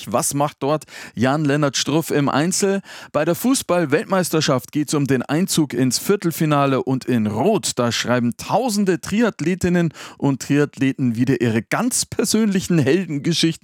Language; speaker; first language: German; native; German